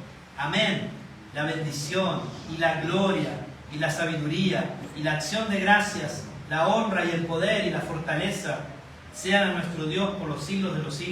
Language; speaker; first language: Spanish; native; Spanish